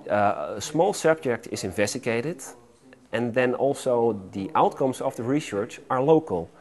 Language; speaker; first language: English; non-native, fluent; Dutch